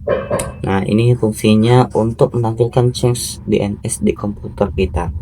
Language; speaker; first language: Indonesian; native; Indonesian